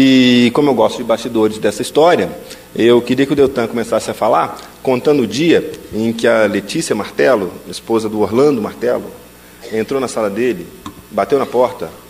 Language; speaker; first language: Portuguese; native; Portuguese